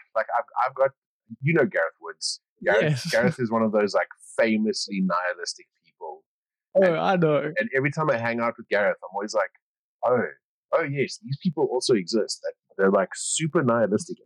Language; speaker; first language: English; native; English